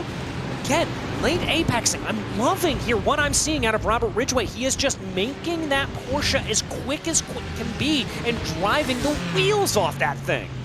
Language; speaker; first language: English; native; English